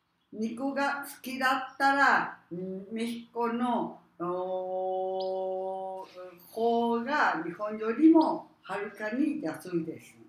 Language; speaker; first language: Japanese; non-native, learner; Spanish